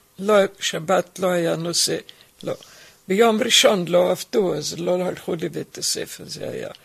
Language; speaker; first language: Hebrew; non-native, fluent; German